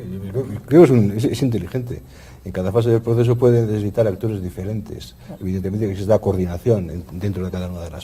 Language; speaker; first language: Spanish; native; Spanish